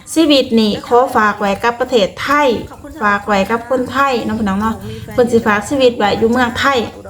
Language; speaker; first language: Thai; native; Thai